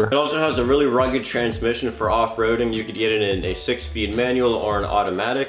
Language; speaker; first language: English; native; English